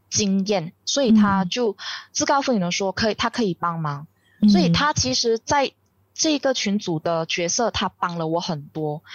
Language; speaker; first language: Chinese; native; Chinese